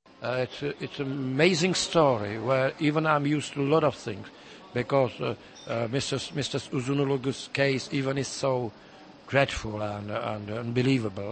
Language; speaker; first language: English; non-native, fluent; Czech